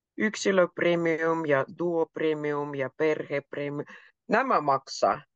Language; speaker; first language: Finnish; native; Finnish